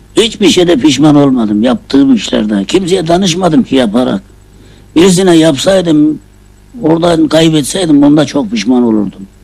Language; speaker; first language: Turkish; native; Turkish